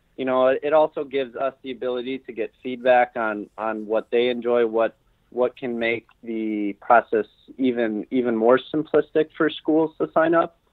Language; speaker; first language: English; native; English